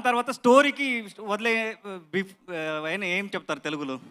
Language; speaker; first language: Telugu; non-native, learner; Kannada